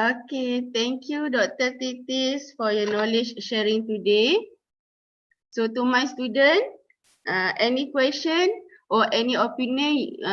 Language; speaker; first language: English; non-native, local second language; Malay